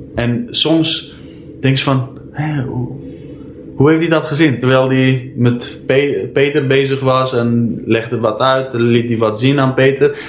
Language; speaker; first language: Dutch; early bilingual, heritage; Dutch